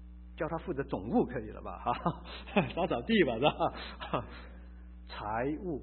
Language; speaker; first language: Chinese; native; Chinese